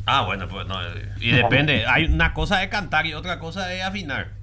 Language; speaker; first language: Spanish; native; Spanish